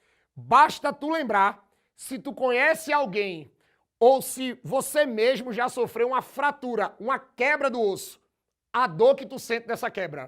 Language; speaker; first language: Portuguese; native; Portuguese